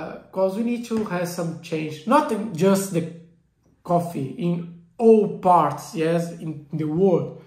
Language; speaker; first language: English; non-native, learner; Portuguese